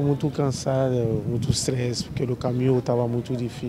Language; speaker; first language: Spanish; non-native, learner; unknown